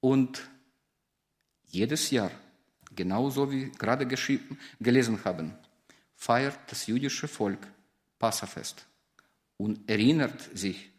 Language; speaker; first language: German; non-native, fluent; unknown